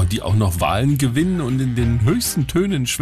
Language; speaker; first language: German; native; German